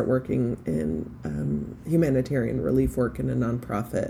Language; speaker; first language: English; native; English